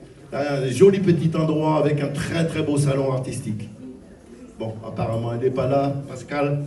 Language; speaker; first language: French; native; French